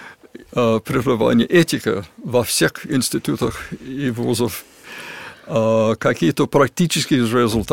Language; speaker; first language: Russian; non-native, fluent; English